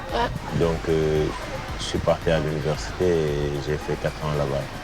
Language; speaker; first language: French; non-native, local second language; Wolof